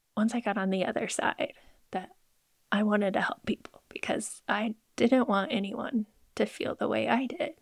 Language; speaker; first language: English; native; English